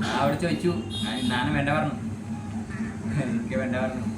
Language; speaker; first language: Malayalam; non-native, fluent; Bangla